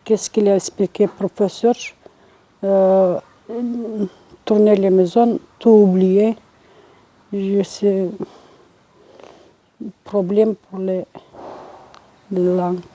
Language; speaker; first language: French; non-native, learner; Turkish